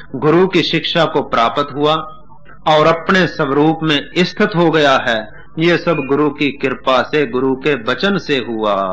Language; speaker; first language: Hindi; non-native, local second language; Punjabi